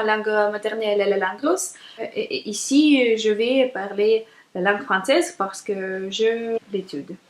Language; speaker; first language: French; non-native, learner; Russian